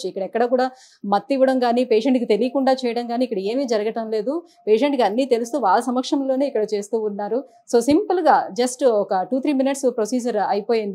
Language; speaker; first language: Telugu; native; Telugu